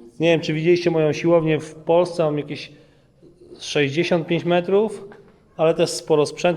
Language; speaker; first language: Polish; native; Polish